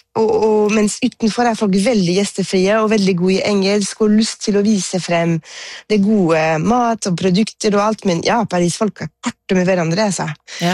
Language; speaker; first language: Norwegian; non-native, fluent; French